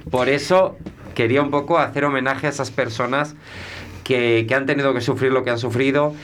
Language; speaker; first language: Spanish; native; Spanish